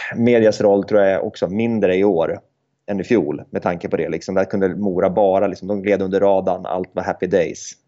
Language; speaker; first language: Swedish; native; Swedish